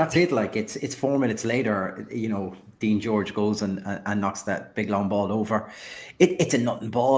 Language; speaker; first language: English; native; English